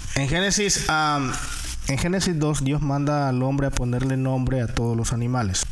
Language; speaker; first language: Spanish; native; Spanish